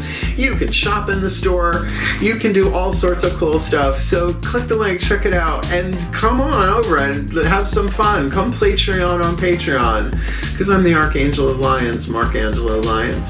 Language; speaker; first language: English; native; English